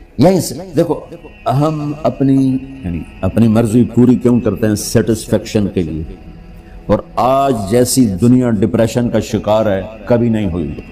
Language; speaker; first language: Urdu; non-native, local second language; Punjabi